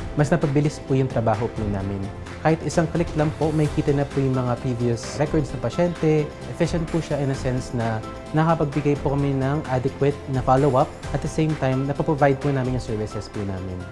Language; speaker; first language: Filipino; native; Filipino